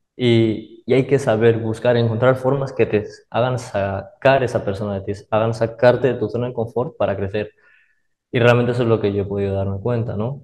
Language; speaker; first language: Spanish; early bilingual, other home language; Arabic